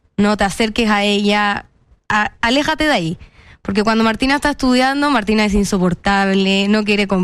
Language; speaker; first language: Spanish; native; Spanish